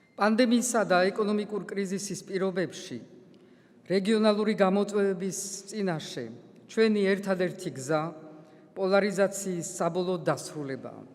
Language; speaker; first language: Georgian; early bilingual, heritage; Georgian